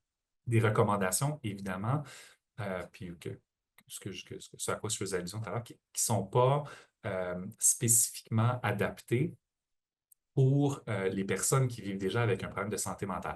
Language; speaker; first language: French; native; French